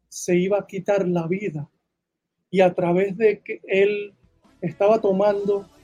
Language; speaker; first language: Spanish; early bilingual, heritage; Spanish